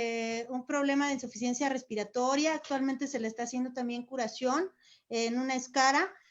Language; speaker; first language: Spanish; native; Spanish